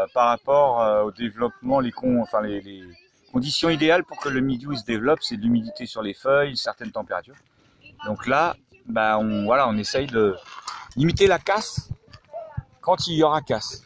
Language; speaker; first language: French; native; French